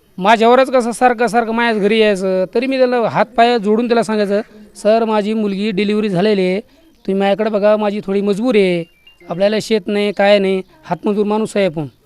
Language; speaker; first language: Marathi; non-native, local second language; Lambadi